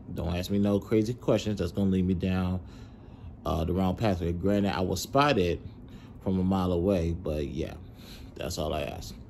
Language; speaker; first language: English; native; English